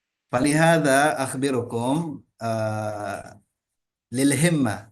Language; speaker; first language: Arabic; early bilingual, heritage; Indonesian